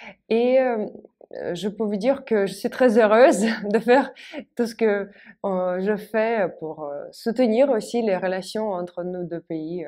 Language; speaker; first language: French; non-native, fluent; Russian